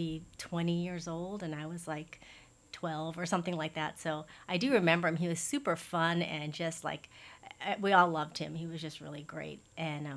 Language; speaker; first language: English; native; English